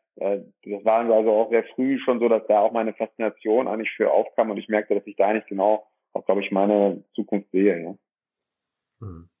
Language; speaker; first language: German; native; German